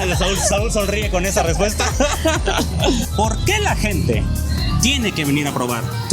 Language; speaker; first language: Spanish; native; Spanish